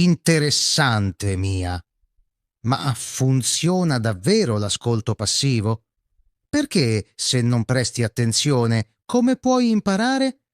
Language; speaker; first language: Italian; non-native, fluent; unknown